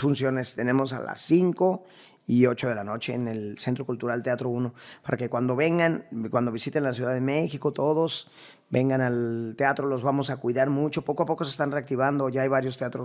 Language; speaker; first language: Spanish; native; Spanish